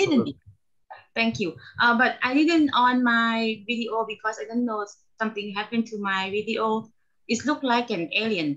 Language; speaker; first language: English; non-native, learner; Thai